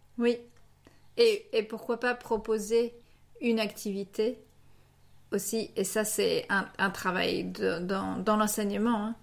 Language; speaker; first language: French; native; French